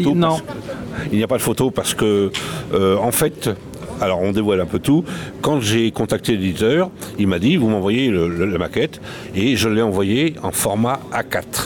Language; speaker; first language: French; native; French